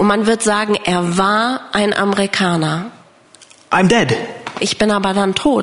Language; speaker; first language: German; non-native, fluent; English